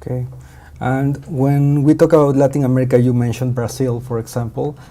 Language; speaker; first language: English; non-native, fluent; Spanish